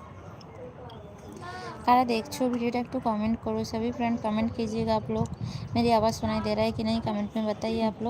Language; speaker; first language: Hindi; non-native, local second language; Bangla